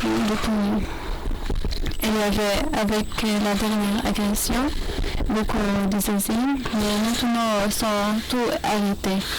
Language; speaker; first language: French; non-native, learner; Arabic